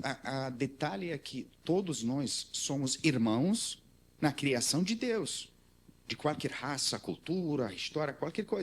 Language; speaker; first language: Portuguese; non-native, learner; Armenian